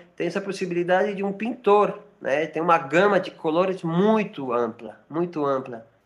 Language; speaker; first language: Portuguese; non-native, fluent; French